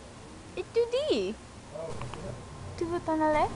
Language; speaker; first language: French; non-native, learner; English